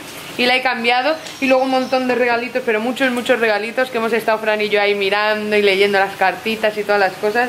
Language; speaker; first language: Spanish; native; Spanish